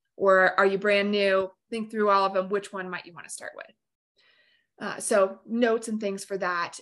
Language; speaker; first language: English; native; English